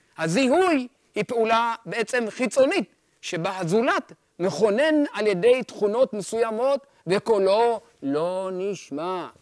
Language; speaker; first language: Hebrew; early bilingual, other home language; Amharic